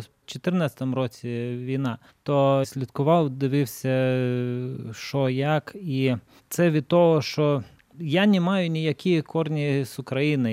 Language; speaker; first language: Ukrainian; non-native, learner; Lithuanian